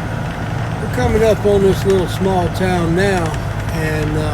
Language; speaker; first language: English; native; English